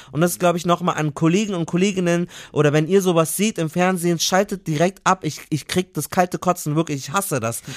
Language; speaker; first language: German; native; German